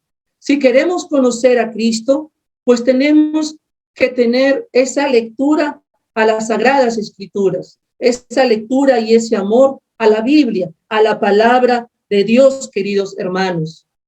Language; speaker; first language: Spanish; native; Spanish